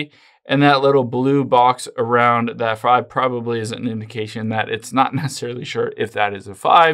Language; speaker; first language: English; native; English